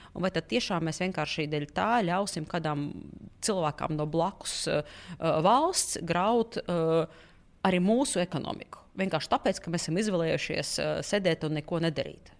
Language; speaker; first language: Latvian; non-native, local second language; Russian